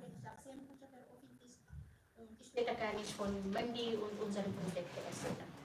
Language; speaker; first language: German; non-native, fluent; Arabic